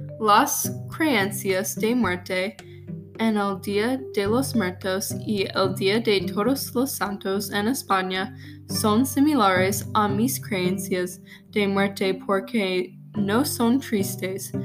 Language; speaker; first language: Spanish; non-native, learner; English